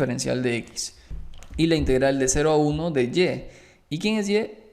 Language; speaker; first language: Spanish; native; Spanish